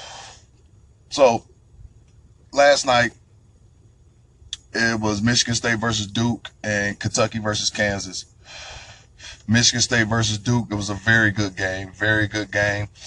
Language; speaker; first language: English; native; English